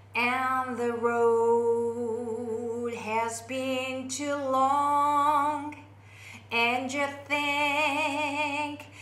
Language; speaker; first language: English; non-native, fluent; Japanese